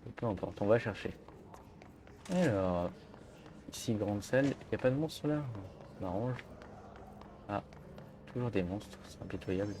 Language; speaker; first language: French; native; French